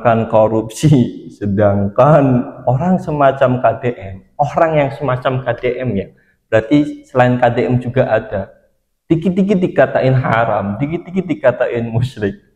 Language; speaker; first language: Indonesian; native; Indonesian